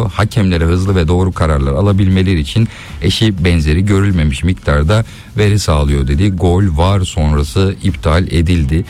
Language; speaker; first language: Turkish; native; Turkish